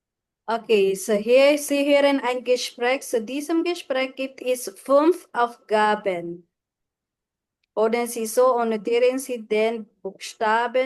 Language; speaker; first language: German; non-native, fluent; Filipino